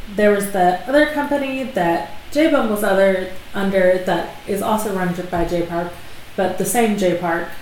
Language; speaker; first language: English; native; English